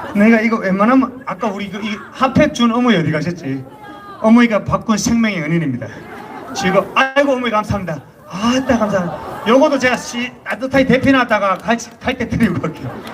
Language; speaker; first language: Korean; native; Korean